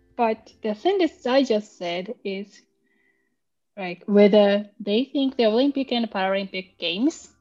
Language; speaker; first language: English; non-native, learner; Japanese